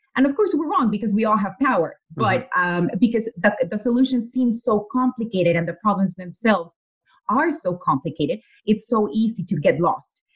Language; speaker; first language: English; non-native, fluent; Spanish